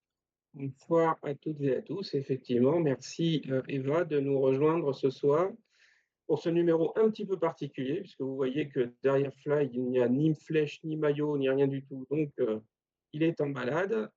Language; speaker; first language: French; native; French